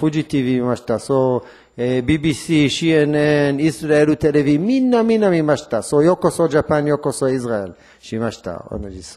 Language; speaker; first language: Japanese; non-native, learner; Hebrew